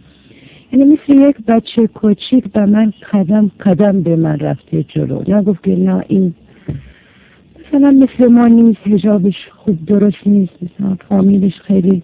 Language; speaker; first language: Persian; non-native, learner; Arabic